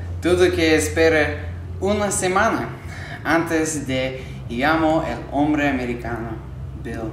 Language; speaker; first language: Spanish; non-native, learner; English